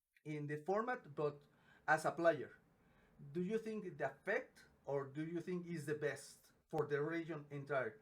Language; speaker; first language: English; non-native, learner; Spanish